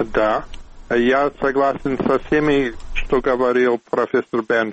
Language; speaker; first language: Russian; non-native, fluent; English